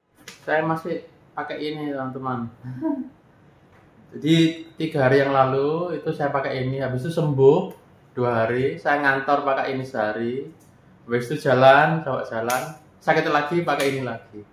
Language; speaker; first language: Indonesian; non-native, local second language; Javanese